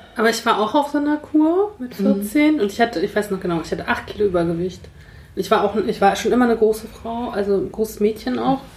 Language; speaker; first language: German; native; German